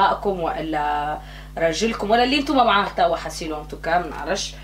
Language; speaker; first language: Arabic; native; Arabic